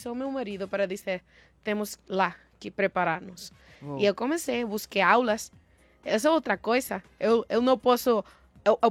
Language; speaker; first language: Portuguese; non-native, learner; Spanish